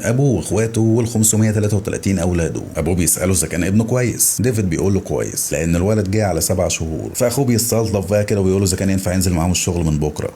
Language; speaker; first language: Arabic; native; Arabic